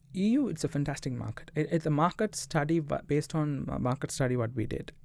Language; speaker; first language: English; non-native, local second language; Tamil